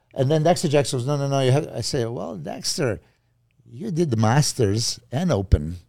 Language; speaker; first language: English; non-native, fluent; Serbian